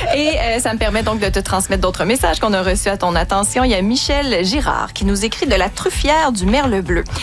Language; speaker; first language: French; native; French